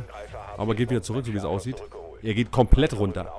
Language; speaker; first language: German; native; German